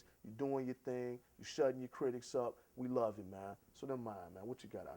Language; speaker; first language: English; native; English